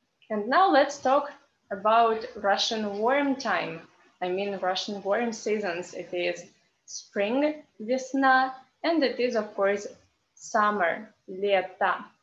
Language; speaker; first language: English; non-native, fluent; Russian